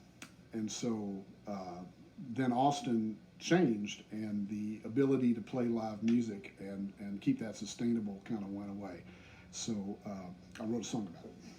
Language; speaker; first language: English; native; English